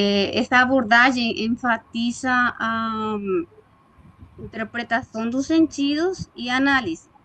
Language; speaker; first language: Portuguese; non-native, fluent; Spanish